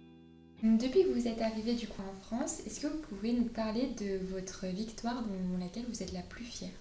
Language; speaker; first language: French; native; French